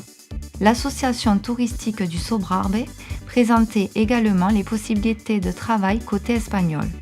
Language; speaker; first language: French; native; French